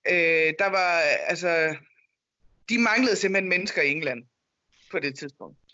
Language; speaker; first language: Danish; native; Danish